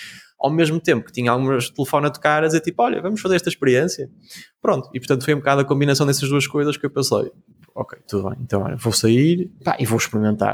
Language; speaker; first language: Portuguese; native; Portuguese